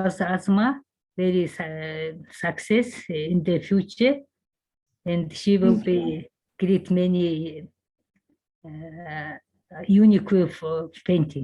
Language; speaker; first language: English; non-native, learner; Mongolian